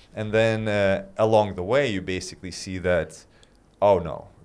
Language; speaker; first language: English; non-native, fluent; Lithuanian